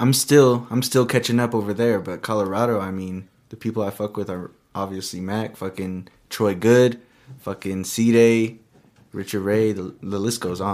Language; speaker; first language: English; early bilingual, other home language; Spanish